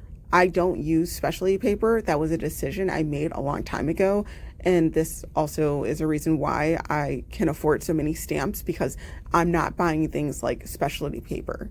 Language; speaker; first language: English; native; English